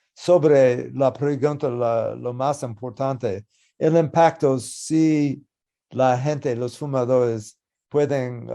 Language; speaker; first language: Spanish; non-native, learner; English